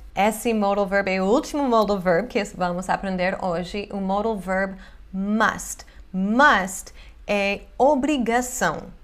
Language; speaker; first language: Portuguese; non-native, fluent; English